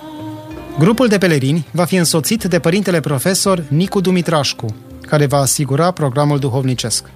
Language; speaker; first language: Romanian; native; Romanian